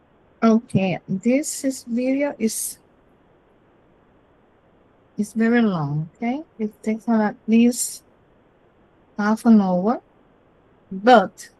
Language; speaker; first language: English; non-native, learner; Spanish